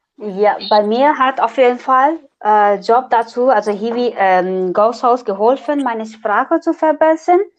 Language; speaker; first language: German; non-native, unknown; Nepali